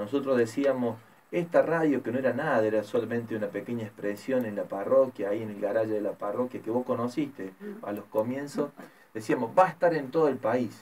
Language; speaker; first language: Spanish; native; Spanish